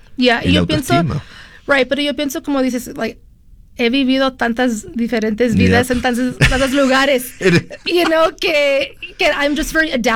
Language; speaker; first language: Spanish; early bilingual, heritage; Spanish